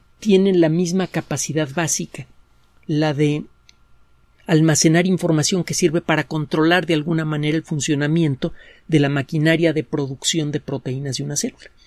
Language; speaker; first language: Spanish; native; Spanish